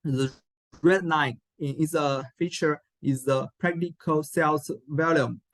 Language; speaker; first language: English; non-native, learner; Chinese